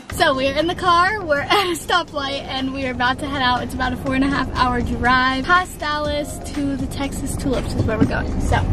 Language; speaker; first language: English; native; English